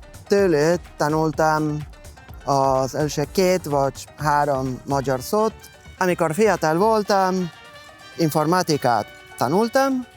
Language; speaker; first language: Hungarian; non-native, fluent; Spanish